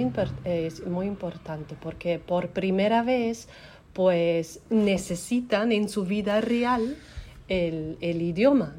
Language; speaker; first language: Spanish; non-native, fluent; German